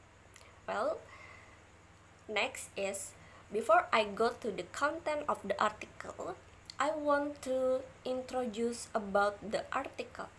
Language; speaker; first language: English; non-native, learner; Indonesian